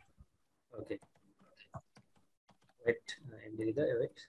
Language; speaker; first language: English; non-native, learner; Bangla